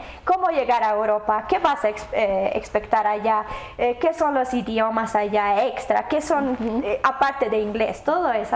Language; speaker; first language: Spanish; non-native, learner; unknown